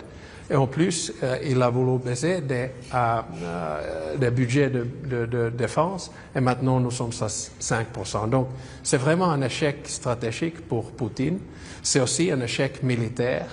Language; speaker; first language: French; non-native, fluent; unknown